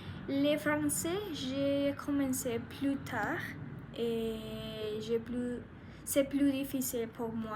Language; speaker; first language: French; non-native, learner; Spanish